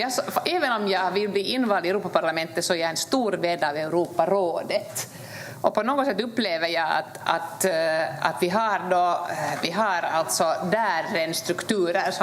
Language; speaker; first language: Swedish; native; Swedish